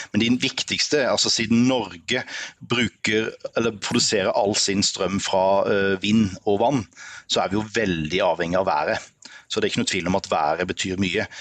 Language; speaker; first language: Norwegian; native; Norwegian